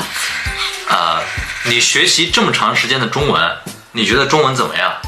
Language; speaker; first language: Chinese; native; Chinese